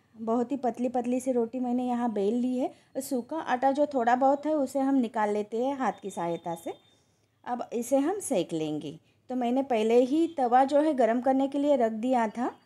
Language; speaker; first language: Hindi; non-native, local second language; Marathi